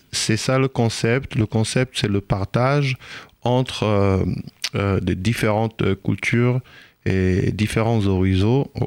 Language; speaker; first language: French; non-native, fluent; Hebrew